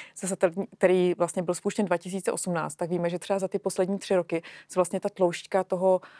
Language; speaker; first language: Czech; native; Czech